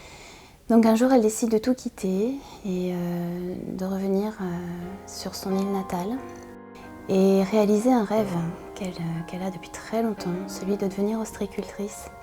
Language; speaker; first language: French; native; French